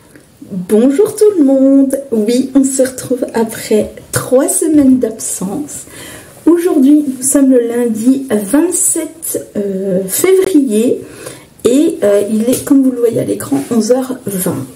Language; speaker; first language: French; native; French